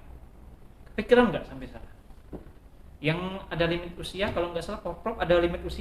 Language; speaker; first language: Indonesian; native; Indonesian